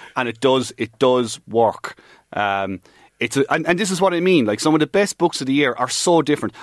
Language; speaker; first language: English; native; English